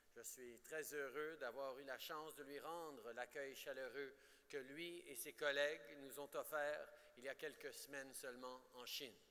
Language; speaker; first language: French; native; French